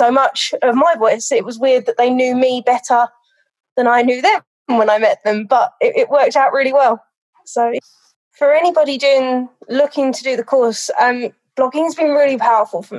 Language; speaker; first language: English; native; English